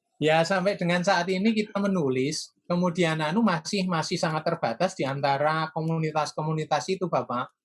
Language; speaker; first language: Indonesian; non-native, local second language; Javanese